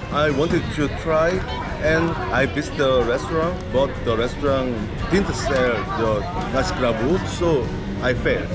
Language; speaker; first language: English; non-native, learner; Korean